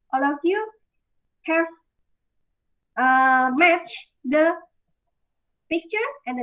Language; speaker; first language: English; non-native, fluent; Indonesian